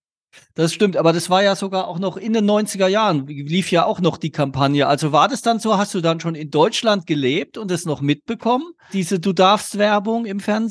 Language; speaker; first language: German; native; German